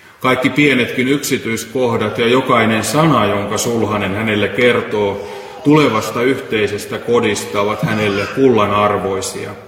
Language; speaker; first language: Finnish; native; Finnish